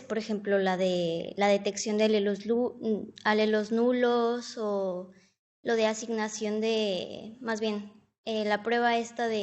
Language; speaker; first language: Spanish; native; Spanish